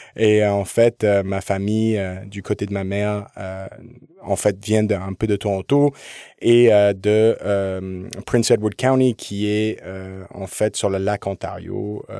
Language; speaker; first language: French; early bilingual, other home language; English